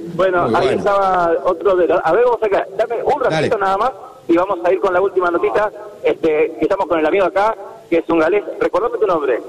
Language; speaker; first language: Spanish; native; Spanish